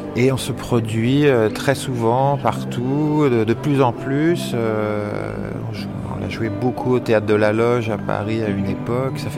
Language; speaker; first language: French; native; French